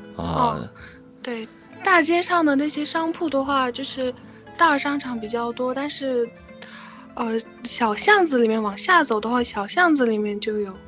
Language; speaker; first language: Chinese; non-native, fluent; Turkish